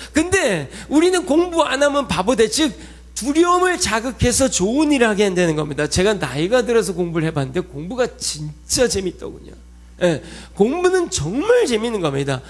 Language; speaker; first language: Korean; early bilingual, heritage; Korean